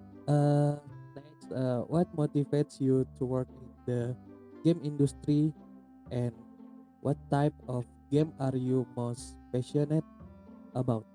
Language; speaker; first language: English; non-native, learner; Indonesian